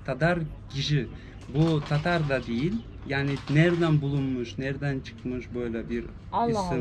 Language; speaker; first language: Turkish; non-native, fluent; Russian